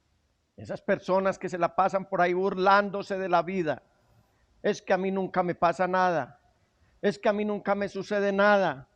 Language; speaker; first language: Spanish; native; Spanish